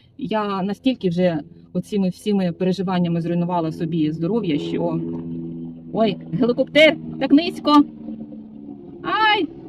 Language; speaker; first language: Ukrainian; non-native, local second language; Russian